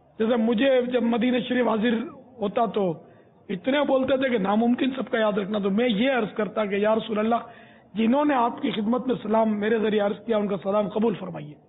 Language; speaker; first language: Urdu; non-native, local second language; Gujarati